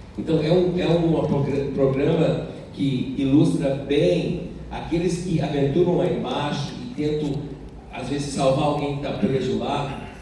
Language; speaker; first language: Portuguese; non-native, fluent; English